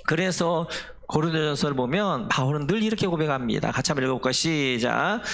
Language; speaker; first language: Korean; native; Korean